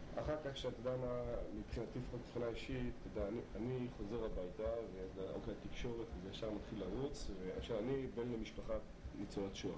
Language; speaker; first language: Hebrew; native; Hebrew